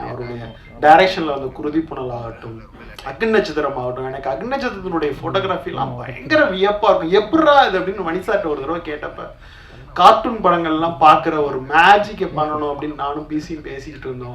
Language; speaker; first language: Tamil; native; Tamil